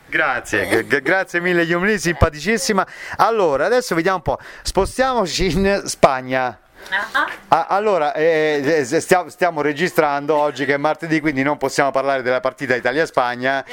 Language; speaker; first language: Italian; native; Italian